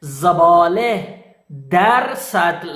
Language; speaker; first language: Persian; non-native, fluent; Urdu